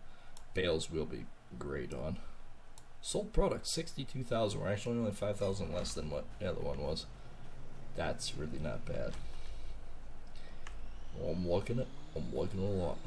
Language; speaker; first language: English; native; English